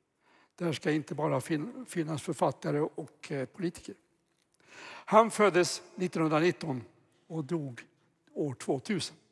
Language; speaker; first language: Swedish; native; Swedish